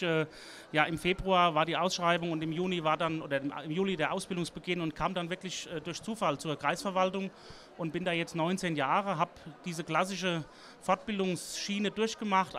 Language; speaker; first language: German; native; German